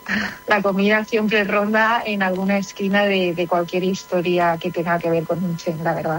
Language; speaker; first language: Spanish; native; Spanish